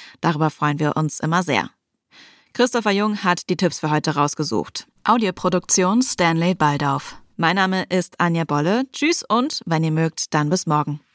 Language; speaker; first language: German; native; German